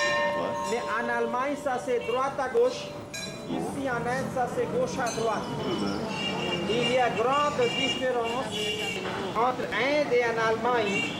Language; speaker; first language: French; non-native, local second language; Hindi